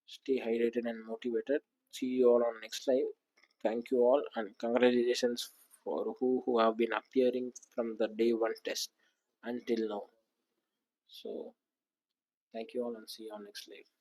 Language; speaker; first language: English; non-native, local second language; Tamil